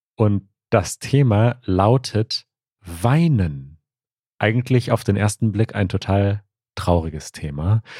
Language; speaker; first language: German; native; German